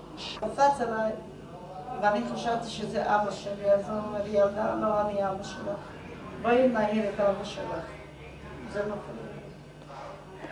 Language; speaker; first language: Hebrew; non-native, fluent; Hungarian